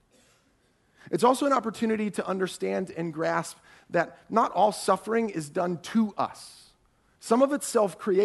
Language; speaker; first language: English; native; English